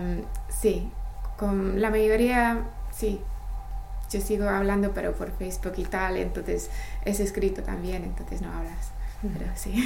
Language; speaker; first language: Spanish; non-native, fluent; English